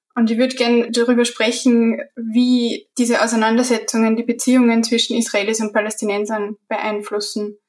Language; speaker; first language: German; native; German